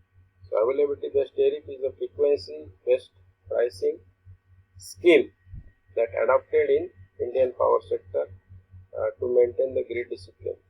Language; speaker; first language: English; non-native, local second language; Marathi